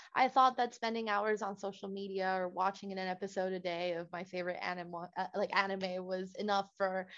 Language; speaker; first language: English; non-native, fluent; Spanish